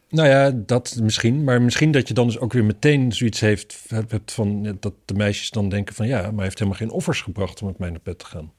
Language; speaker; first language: Dutch; native; Dutch